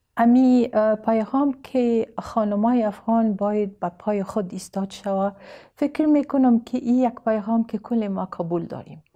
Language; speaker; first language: Persian; non-native, learner; Arabic